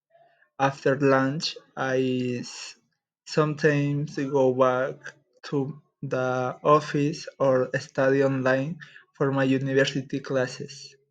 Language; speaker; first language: English; non-native, learner; Spanish